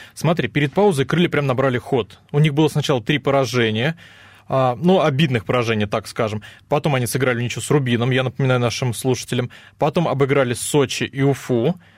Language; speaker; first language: Russian; native; Russian